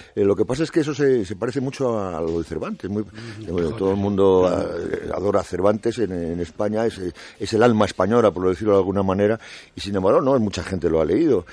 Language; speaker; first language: Spanish; native; Spanish